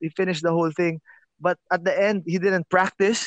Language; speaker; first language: English; non-native, local second language; Filipino